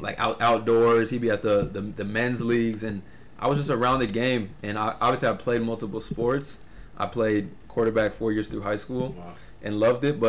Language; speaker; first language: English; native; English